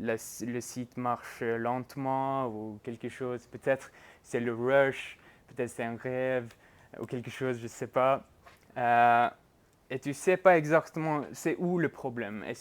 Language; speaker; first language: French; non-native, fluent; Norwegian